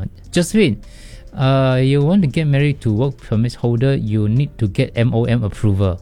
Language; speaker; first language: English; non-native, local second language; Chinese